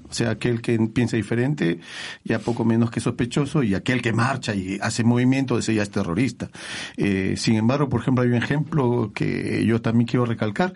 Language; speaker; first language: Spanish; native; Spanish